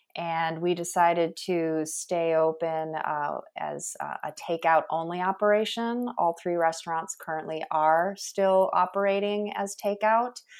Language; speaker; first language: English; early bilingual, other home language; Korean